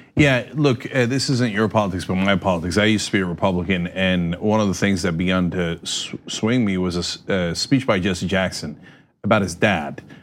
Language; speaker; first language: English; early bilingual, other home language; Turkish